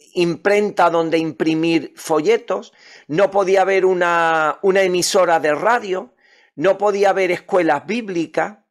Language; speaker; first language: Spanish; native; Spanish